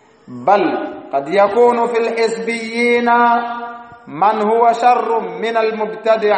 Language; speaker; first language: Arabic; non-native, fluent; Swahili